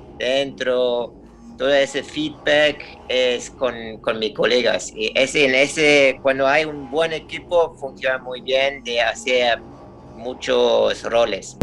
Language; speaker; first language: Spanish; non-native, learner; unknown